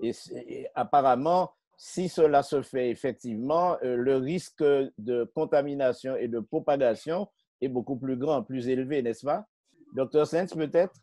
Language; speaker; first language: French; native; French